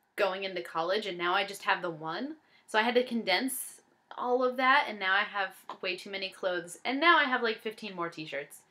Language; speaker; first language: English; native; English